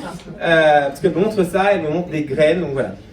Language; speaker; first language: French; native; French